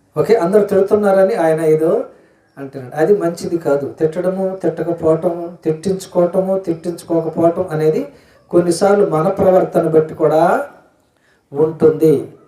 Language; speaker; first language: Telugu; non-native, local second language; Koya